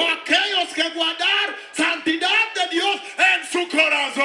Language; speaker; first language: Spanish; non-native, learner; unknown